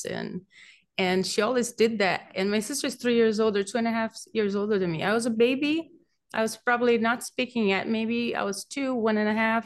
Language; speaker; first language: English; non-native, fluent; Portuguese